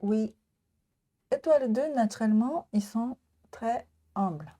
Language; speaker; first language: French; non-native, learner; Japanese